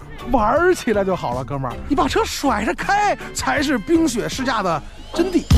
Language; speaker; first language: Chinese; native; Chinese